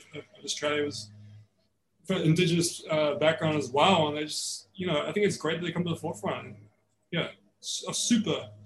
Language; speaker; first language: English; native; English